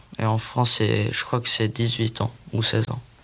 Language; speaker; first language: French; non-native, learner; Swedish